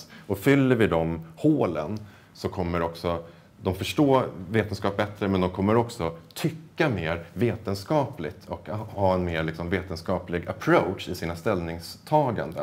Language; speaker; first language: Swedish; native; Swedish